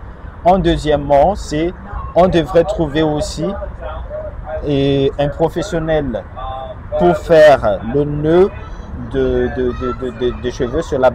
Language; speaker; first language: French; non-native, fluent; Chinese